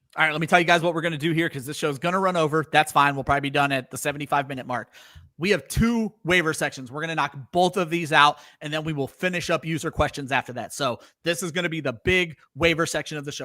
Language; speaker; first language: English; native; English